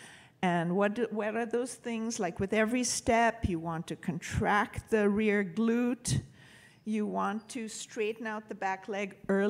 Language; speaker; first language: English; native; English